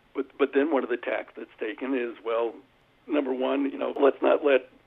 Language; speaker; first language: English; native; English